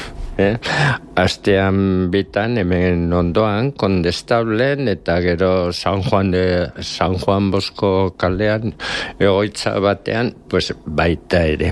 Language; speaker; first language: Basque; native; Basque